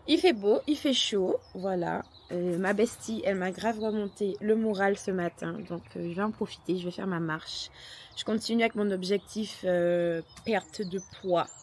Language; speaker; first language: French; native; French